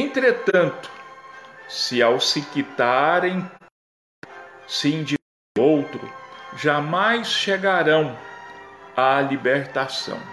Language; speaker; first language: Portuguese; native; Portuguese